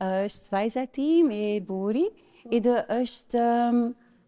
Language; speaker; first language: Albanian; non-native, learner; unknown